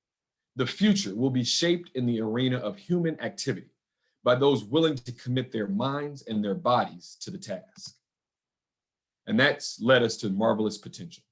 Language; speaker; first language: English; native; English